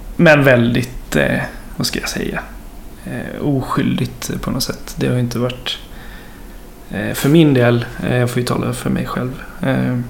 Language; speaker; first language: Swedish; native; Swedish